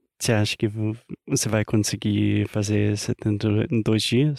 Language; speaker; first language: Portuguese; non-native, learner; English